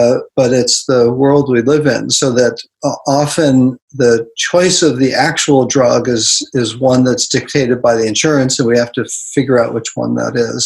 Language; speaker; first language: English; native; English